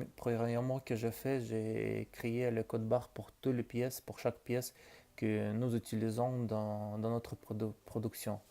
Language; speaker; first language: French; non-native, learner; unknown